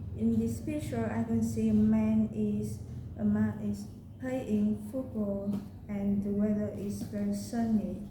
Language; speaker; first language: English; non-native, learner; Vietnamese